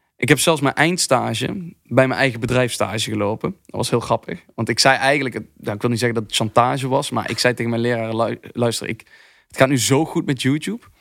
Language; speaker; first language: Dutch; native; Dutch